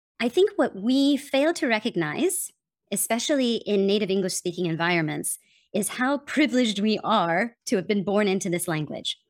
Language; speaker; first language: English; native; English